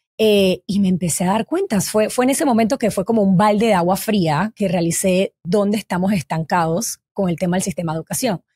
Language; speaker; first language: Spanish; native; Spanish